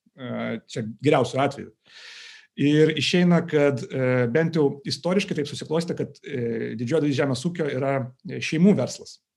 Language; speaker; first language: Lithuanian; non-native, local second language; Russian